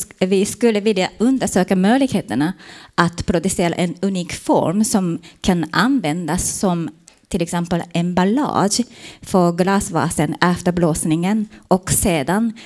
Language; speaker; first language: Swedish; non-native, fluent; Japanese